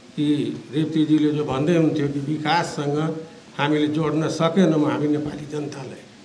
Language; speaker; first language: Nepali; non-native, local second language; Maithili